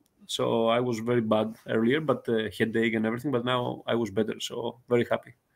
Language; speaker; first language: English; non-native, fluent; Greek